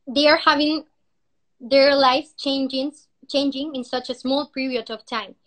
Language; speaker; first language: English; non-native, learner; Spanish